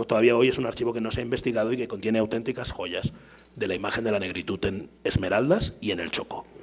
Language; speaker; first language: Spanish; native; Spanish